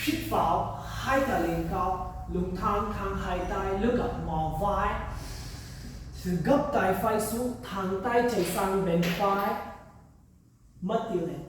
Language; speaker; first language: Vietnamese; non-native, learner; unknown